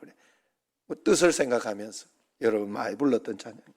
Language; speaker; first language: Korean; native; Korean